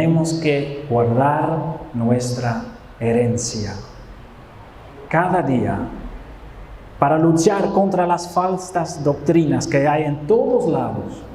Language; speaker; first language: Spanish; non-native, fluent; Dutch